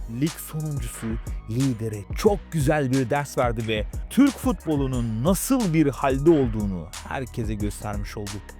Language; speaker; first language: Turkish; native; Turkish